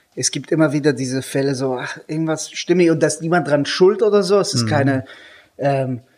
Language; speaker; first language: German; non-native, fluent; Hebrew